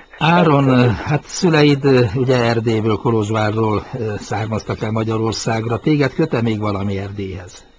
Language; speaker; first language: Hungarian; native; Hungarian